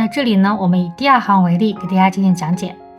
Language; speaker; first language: Chinese; native; Chinese